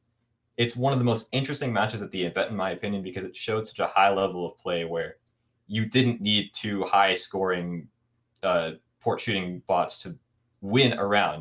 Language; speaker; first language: English; native; English